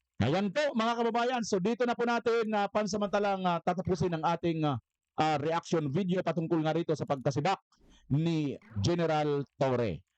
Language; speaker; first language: Filipino; non-native, local second language; Waray